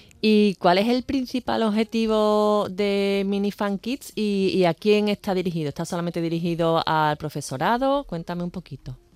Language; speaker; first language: Spanish; native; Spanish